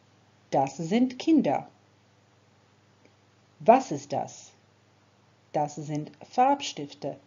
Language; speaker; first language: German; non-native, fluent; Croatian